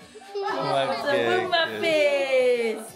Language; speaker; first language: Dutch; native; Dutch